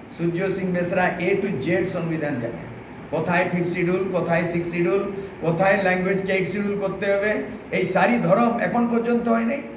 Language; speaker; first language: Bangla; non-native, local second language; Santali